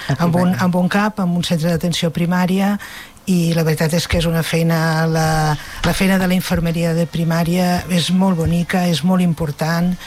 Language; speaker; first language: Catalan; native; Catalan